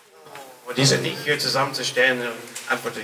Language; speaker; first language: German; non-native, learner; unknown